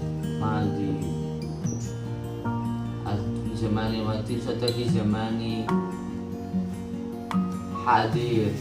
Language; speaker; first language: Arabic; non-native, fluent; Indonesian